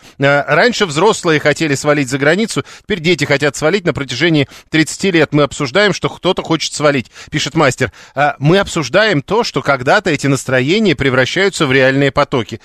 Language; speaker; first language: Russian; native; Russian